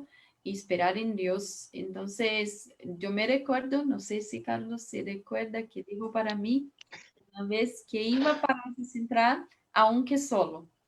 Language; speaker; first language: Spanish; non-native, learner; Portuguese